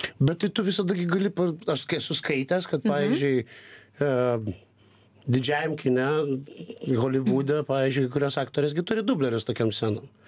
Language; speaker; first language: Lithuanian; native; Lithuanian